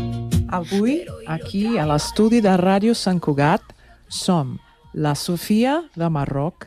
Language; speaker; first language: Catalan; non-native, learner; Portuguese